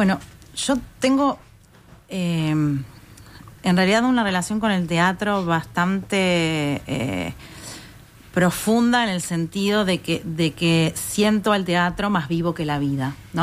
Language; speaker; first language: Spanish; native; Spanish